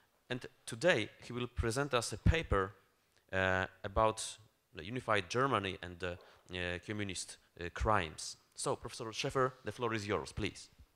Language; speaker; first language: English; non-native, fluent; Polish